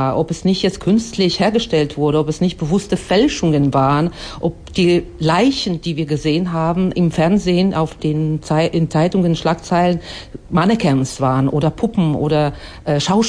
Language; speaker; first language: German; non-native, fluent; Ukrainian